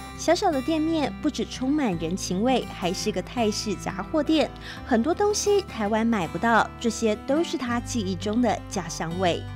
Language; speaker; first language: Chinese; native; Chinese